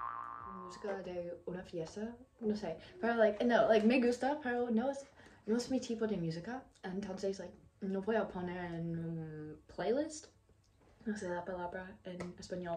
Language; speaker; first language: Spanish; non-native, learner; English